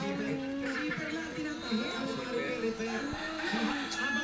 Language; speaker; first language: Filipino; native; Filipino